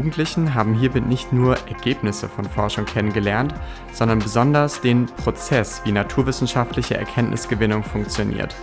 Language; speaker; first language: German; native; German